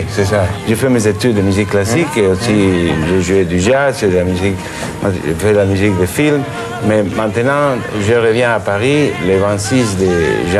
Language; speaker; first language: French; non-native, fluent; English